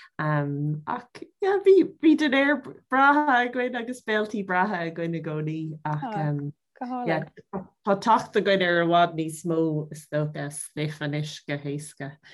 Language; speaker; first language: Irish; native; Irish